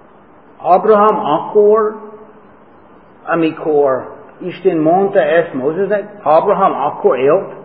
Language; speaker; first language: Hungarian; non-native, fluent; English